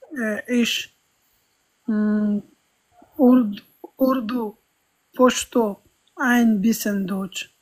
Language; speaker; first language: German; non-native, learner; Pashto